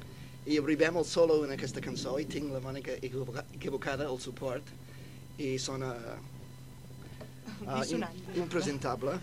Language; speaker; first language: Catalan; non-native, fluent; English